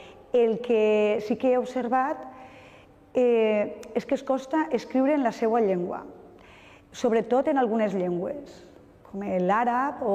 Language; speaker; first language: Catalan; non-native, local second language; Spanish